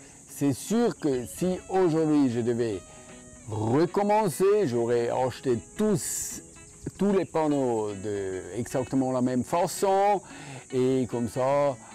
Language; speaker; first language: French; non-native, fluent; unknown